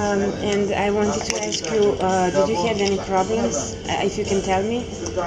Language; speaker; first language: English; non-native, fluent; Serbian